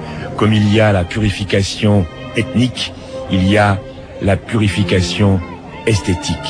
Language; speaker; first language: French; native; French